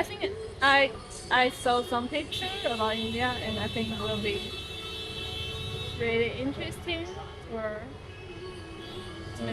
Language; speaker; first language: English; non-native, learner; Chinese